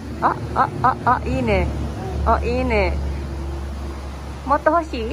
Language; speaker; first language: Japanese; non-native, learner; Filipino